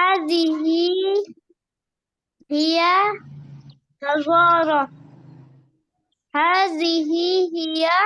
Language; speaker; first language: Arabic; non-native, learner; Urdu